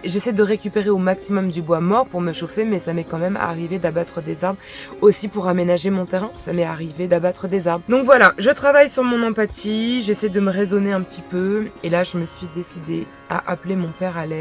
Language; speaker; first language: French; native; French